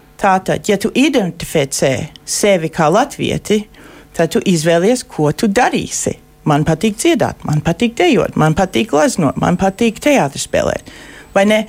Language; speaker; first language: Latvian; early bilingual, heritage; Latvian